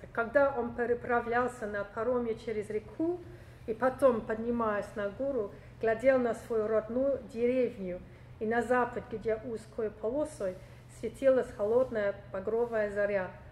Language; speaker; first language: Russian; non-native, fluent; English